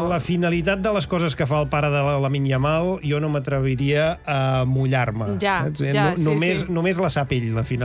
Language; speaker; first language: Catalan; native; Catalan